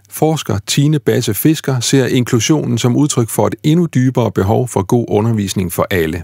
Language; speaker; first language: Danish; native; Danish